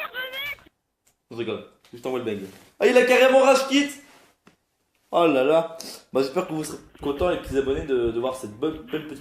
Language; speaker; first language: French; native; French